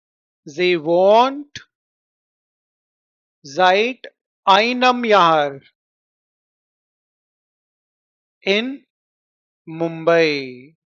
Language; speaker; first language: German; non-native, fluent; Hindi